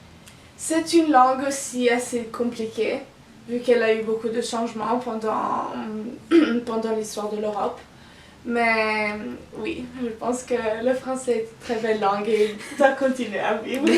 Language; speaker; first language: French; non-native, local second language; Italian